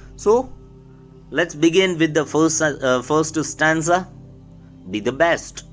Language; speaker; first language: English; non-native, local second language; Gujarati